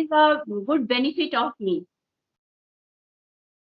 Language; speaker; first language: English; non-native, local second language; Hindi